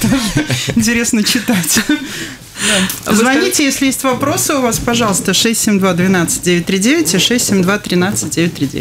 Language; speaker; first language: Russian; native; Russian